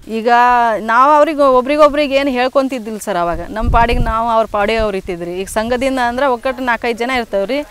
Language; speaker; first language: Kannada; non-native, local second language; Lambadi